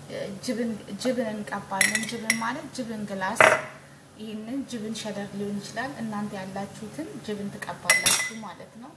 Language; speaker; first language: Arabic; non-native, learner; Amharic